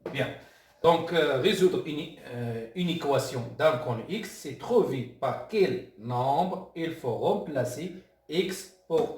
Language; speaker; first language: French; non-native, local second language; Arabic